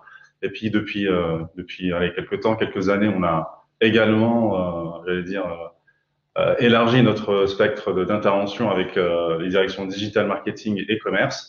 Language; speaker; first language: French; native; French